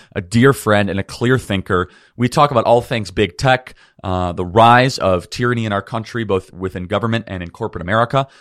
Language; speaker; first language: English; native; English